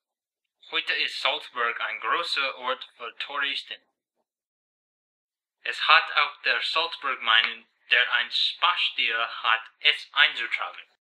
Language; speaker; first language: German; non-native, learner; English